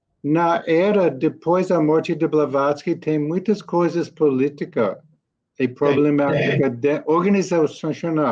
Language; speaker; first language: Portuguese; non-native, learner; English